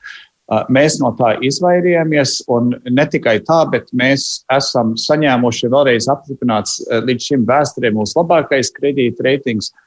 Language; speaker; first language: Latvian; early bilingual, heritage; Latvian